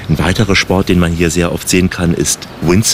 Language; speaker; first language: German; native; German